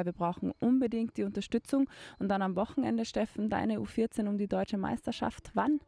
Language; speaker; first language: German; native; German